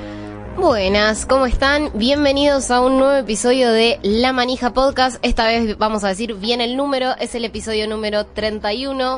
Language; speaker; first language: Spanish; native; Spanish